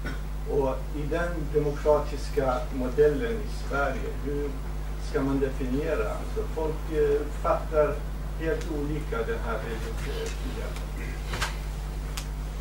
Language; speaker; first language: Swedish; non-native, fluent; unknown